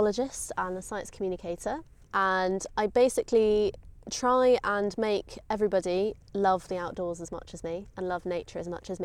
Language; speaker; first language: English; native; English